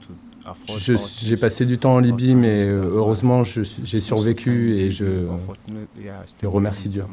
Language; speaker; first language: French; non-native, learner; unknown